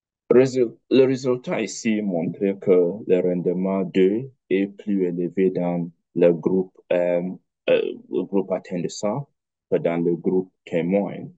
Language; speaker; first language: French; non-native, learner; English